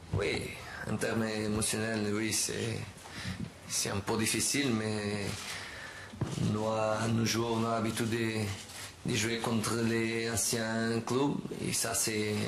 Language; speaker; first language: French; non-native, learner; Portuguese